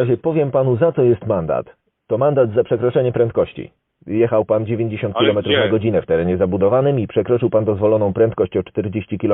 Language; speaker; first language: Polish; native; Polish